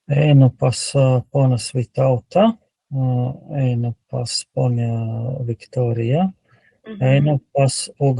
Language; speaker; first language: Lithuanian; non-native, learner; Latvian